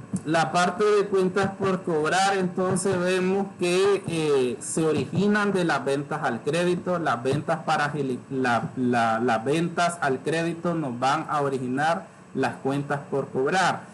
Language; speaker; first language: Spanish; native; Spanish